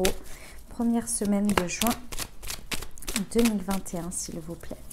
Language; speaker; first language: French; native; French